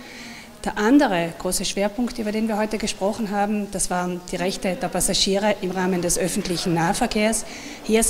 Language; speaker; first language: German; native; German